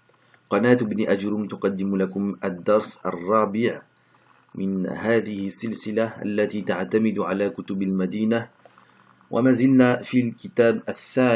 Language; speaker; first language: Arabic; non-native, fluent; French